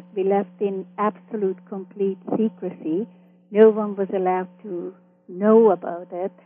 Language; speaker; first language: English; early bilingual, other home language; Hungarian